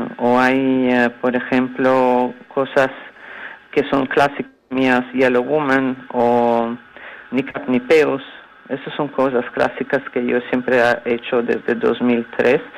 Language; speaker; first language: Spanish; non-native, fluent; English